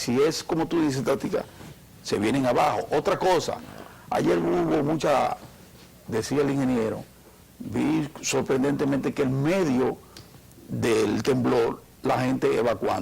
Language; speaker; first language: Spanish; native; Spanish